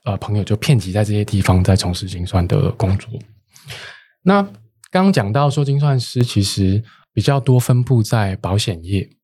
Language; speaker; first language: Chinese; native; Chinese